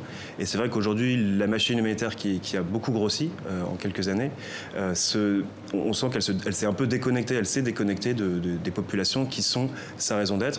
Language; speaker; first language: French; native; French